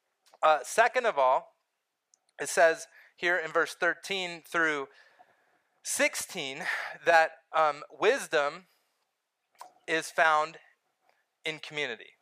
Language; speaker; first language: English; native; English